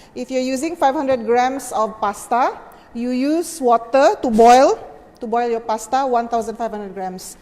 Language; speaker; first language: English; non-native, local second language; Malay